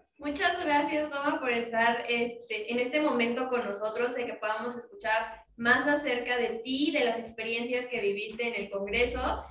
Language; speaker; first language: Spanish; native; Spanish